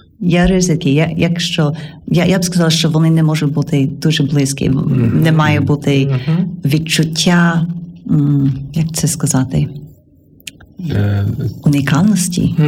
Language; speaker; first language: Ukrainian; non-native, learner; English